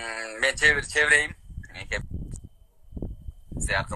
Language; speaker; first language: Turkish; non-native, learner; Kyrgyz